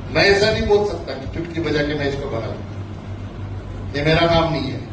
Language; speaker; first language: Hindi; non-native, local second language; Marathi